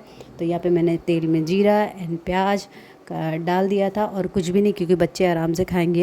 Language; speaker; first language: Hindi; native; Hindi